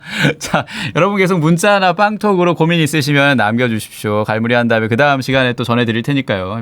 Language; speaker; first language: Korean; native; Korean